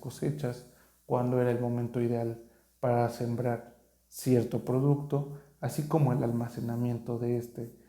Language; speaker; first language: Spanish; native; Spanish